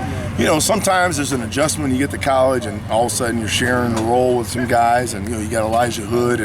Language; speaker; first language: English; native; English